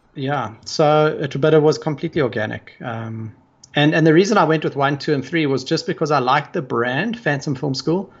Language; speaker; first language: English; native; English